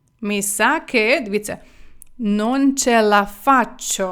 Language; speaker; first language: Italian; non-native, fluent; Ukrainian